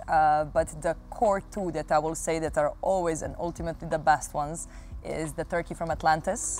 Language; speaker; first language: English; non-native, fluent; Serbian